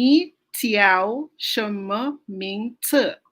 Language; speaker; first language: Chinese; non-native, learner; Filipino